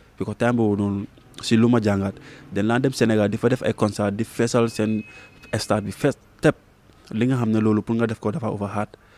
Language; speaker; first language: Wolof; native; Wolof